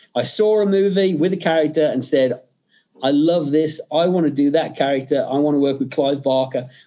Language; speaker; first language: English; native; English